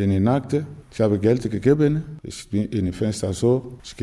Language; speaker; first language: German; non-native, learner; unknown